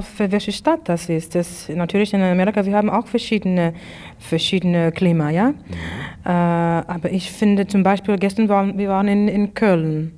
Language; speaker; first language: German; non-native, fluent; English